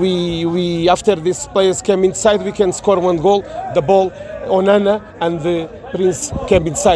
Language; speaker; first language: English; non-native, learner; Portuguese